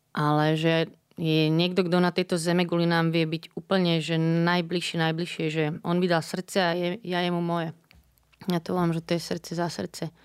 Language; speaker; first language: Slovak; native; Slovak